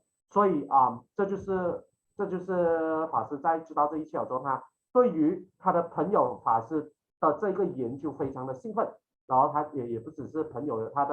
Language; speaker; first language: Chinese; native; Chinese